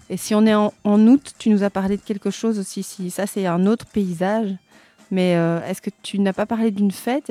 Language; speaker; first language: French; native; French